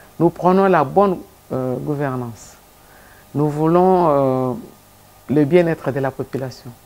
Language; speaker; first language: French; non-native, local second language; Lingala